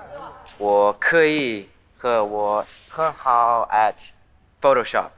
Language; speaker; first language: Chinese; non-native, learner; Japanese